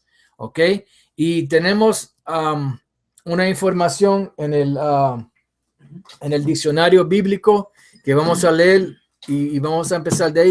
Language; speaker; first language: Spanish; early bilingual, heritage; English